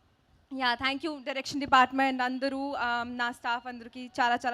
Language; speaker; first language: Telugu; non-native, learner; Hindi